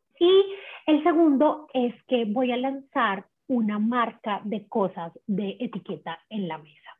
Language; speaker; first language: Spanish; native; Spanish